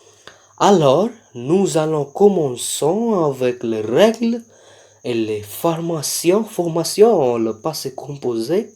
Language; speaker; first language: French; non-native, learner; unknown